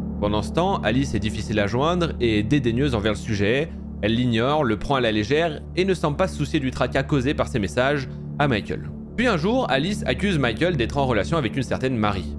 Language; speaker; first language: French; native; French